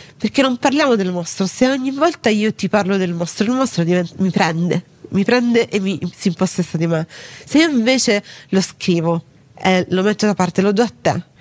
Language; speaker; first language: Italian; native; Italian